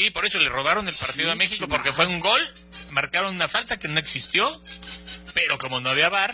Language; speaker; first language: Spanish; native; Spanish